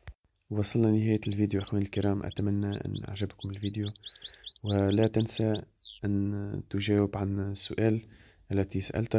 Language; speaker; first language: Arabic; early bilingual, heritage; Arabic